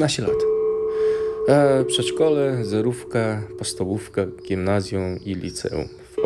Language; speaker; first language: Polish; early bilingual, other home language; Mongolian